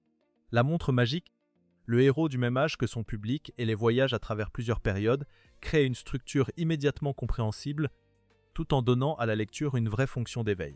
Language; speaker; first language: French; native; French